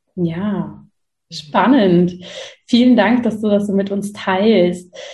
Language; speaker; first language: German; native; German